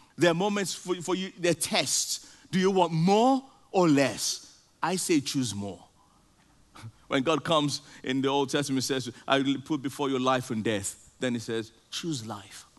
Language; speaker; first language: English; non-native, local second language; Yoruba